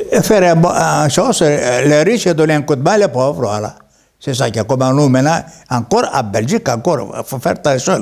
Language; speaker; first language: French; non-native, learner; Greek